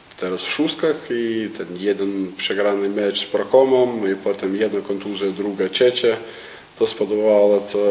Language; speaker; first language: Polish; non-native, learner; Lithuanian